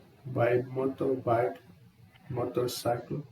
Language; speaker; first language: English; non-native, learner; Portuguese